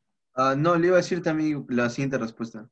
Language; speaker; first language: Spanish; native; Spanish